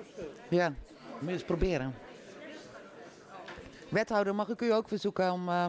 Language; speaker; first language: Dutch; native; Dutch